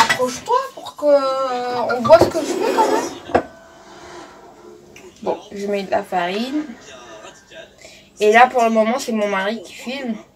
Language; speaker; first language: French; non-native, local second language; Morisyen